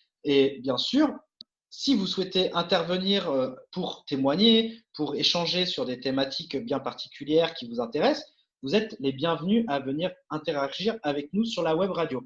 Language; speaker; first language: French; native; French